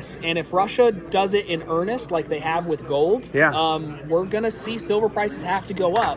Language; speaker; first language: English; native; English